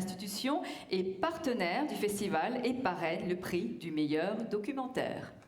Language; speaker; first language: French; native; French